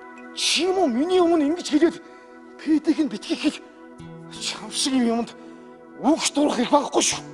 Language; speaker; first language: Mongolian; native; Mongolian